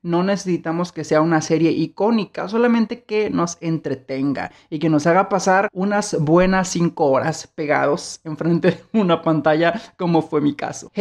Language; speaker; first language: Spanish; native; Spanish